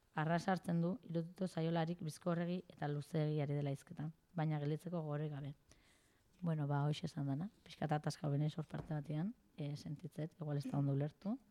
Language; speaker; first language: Basque; native; Basque